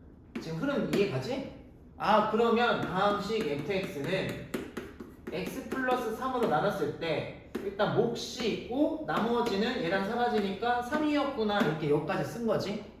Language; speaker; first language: Korean; native; Korean